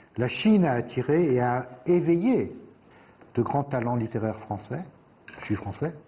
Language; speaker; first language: French; native; French